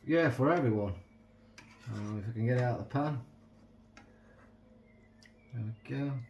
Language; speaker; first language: English; native; English